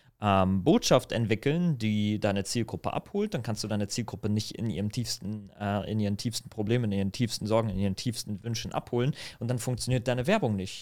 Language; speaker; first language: German; native; German